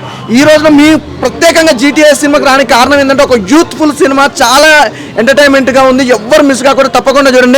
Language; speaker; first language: Telugu; native; Telugu